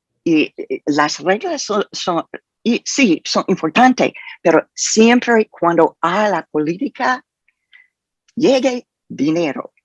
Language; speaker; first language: Spanish; non-native, fluent; English